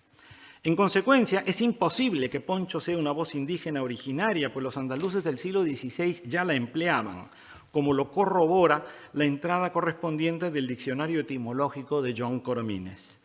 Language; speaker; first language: Spanish; native; Spanish